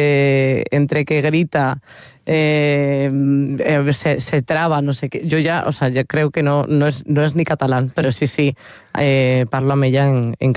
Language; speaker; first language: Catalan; non-native, learner; Spanish